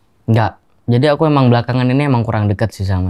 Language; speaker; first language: Indonesian; non-native, local second language; Javanese